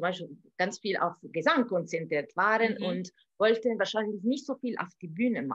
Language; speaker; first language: German; non-native, fluent; Italian